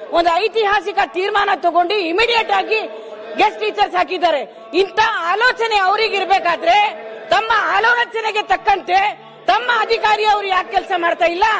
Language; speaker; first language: Kannada; non-native, local second language; Urdu